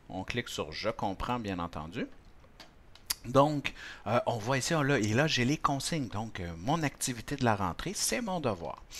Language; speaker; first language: French; native; French